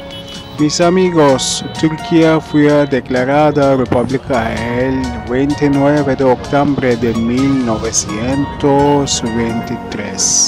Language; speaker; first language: Spanish; non-native, learner; Turkish